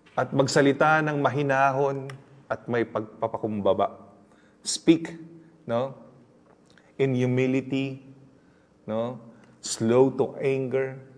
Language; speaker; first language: Filipino; native; Filipino